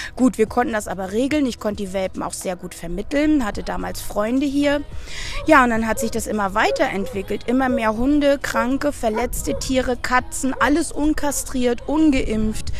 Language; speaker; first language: German; native; German